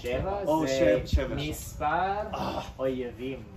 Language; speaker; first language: Hebrew; non-native, learner; English